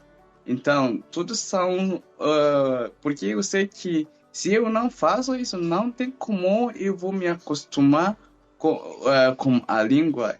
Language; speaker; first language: Portuguese; non-native, fluent; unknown